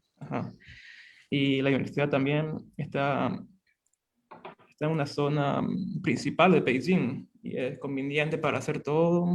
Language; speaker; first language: Spanish; non-native, fluent; Chinese